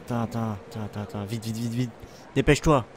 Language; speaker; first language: French; native; French